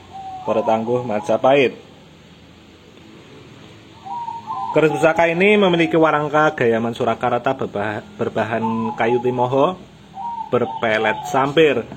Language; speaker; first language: Indonesian; non-native, local second language; Javanese